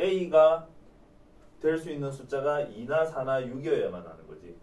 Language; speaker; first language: Korean; native; Korean